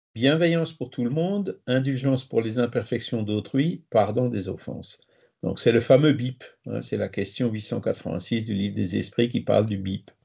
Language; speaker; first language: French; native; French